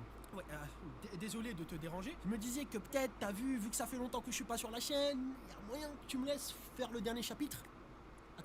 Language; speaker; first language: French; native; French